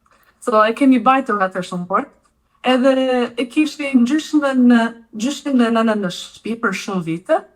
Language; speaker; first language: Albanian; early bilingual, heritage; Albanian